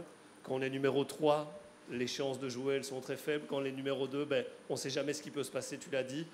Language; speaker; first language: French; native; French